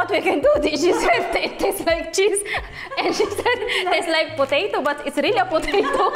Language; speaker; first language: English; non-native, local second language; Filipino